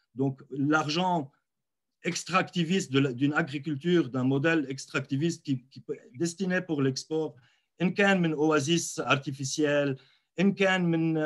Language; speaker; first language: French; non-native, local second language; Arabic